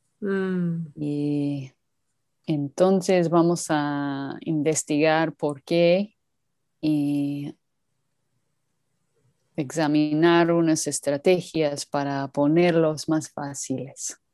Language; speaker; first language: Spanish; non-native, learner; English